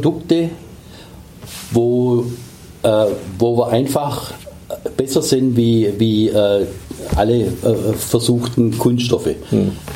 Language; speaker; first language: German; native; German